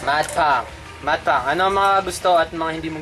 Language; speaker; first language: Filipino; native; Filipino